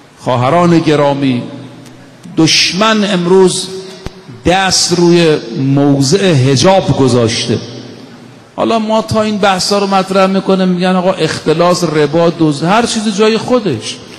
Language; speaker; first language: Persian; native; Persian